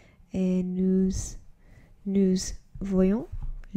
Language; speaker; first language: French; non-native, learner; English